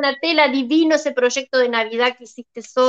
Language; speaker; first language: Spanish; native; Spanish